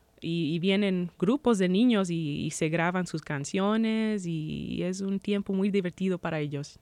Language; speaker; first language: Spanish; early bilingual, heritage; Spanish